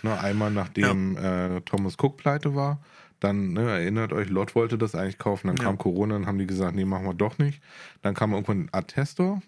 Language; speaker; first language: German; native; German